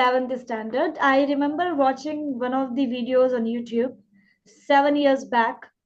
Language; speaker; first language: English; non-native, local second language; Hindi